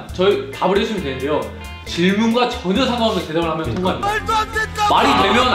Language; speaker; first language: Korean; native; Korean